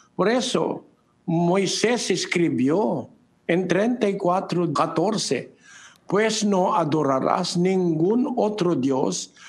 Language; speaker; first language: Spanish; non-native, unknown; Filipino